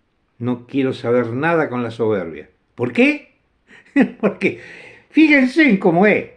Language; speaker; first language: Spanish; non-native, fluent; Italian